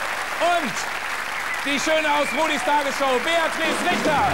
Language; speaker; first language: German; native; German